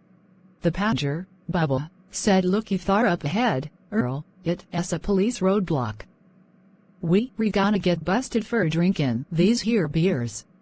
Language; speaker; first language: English; non-native, learner; Khmer